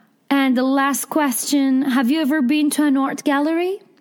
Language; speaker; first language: English; non-native, fluent; Persian